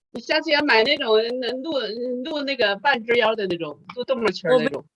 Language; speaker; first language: Chinese; native; Chinese